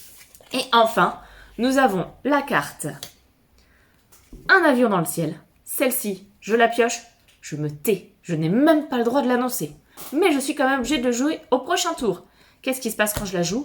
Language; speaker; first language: French; native; French